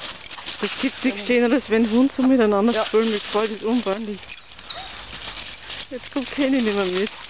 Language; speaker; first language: German; native; German